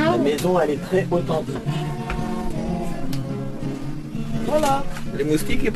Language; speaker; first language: French; native; French